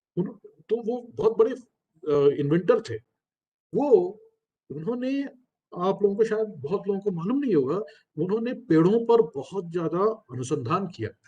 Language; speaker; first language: Hindi; non-native, local second language; Telugu